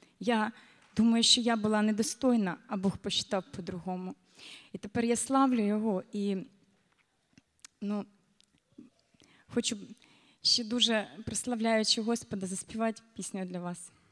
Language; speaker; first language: Ukrainian; native; Ukrainian